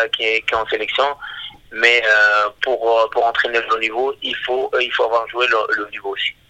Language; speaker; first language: French; non-native, local second language; Arabic